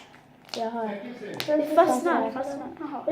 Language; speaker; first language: Swedish; early bilingual, other home language; Turkish